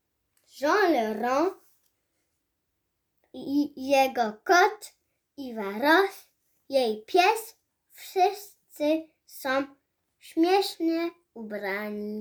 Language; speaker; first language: Polish; early bilingual, heritage; Polish